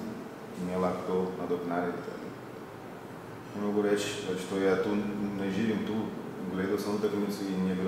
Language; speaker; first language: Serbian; non-native, fluent; Portuguese